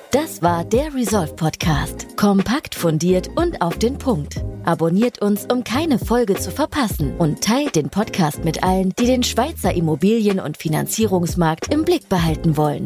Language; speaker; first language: German; native; German